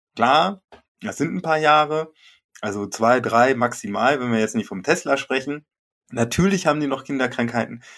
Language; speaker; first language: German; native; German